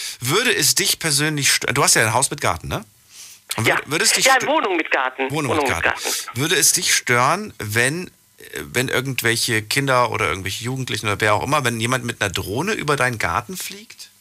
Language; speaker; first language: German; native; German